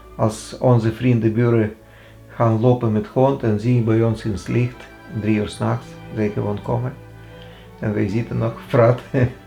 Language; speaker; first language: Dutch; non-native, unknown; Russian